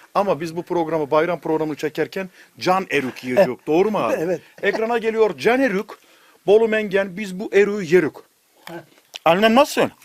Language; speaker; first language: Turkish; native; Turkish